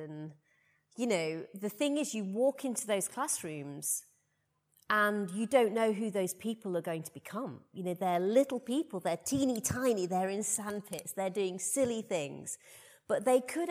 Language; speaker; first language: English; native; English